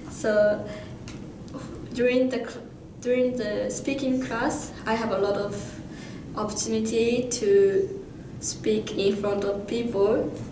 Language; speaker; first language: English; non-native, learner; Japanese